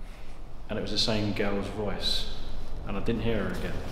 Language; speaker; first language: English; native; English